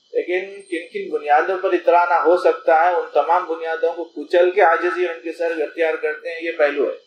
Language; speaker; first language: Urdu; native; Urdu